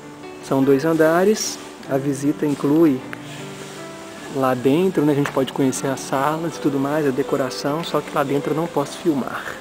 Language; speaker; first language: Portuguese; native; Portuguese